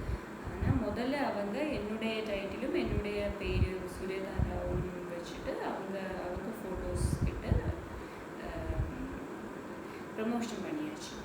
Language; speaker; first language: Tamil; non-native, learner; Malayalam